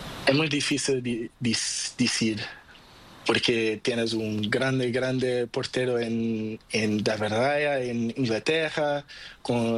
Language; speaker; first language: Spanish; non-native, learner; Portuguese